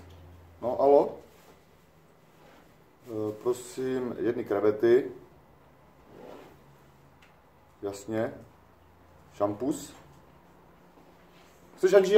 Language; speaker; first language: Czech; native; Czech